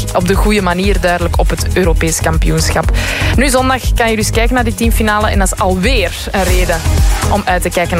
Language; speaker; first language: Dutch; native; Dutch